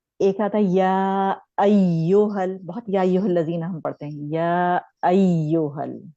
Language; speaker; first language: Urdu; native; Urdu